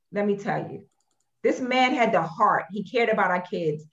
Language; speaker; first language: English; native; English